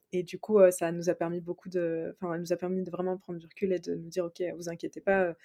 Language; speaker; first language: French; native; French